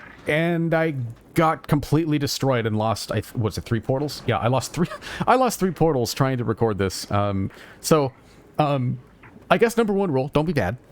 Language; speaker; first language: English; native; English